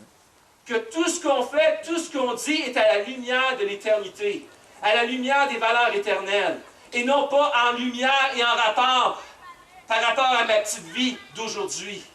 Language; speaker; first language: French; native; French